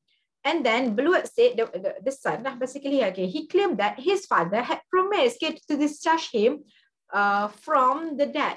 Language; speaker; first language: English; non-native, local second language; Malay